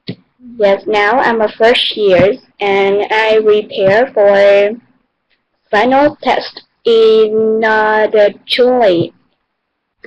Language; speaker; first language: English; non-native, learner; Vietnamese